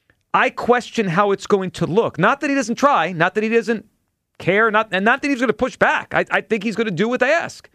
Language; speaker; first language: English; native; English